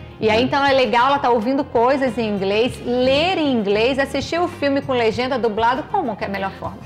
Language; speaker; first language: Portuguese; native; Portuguese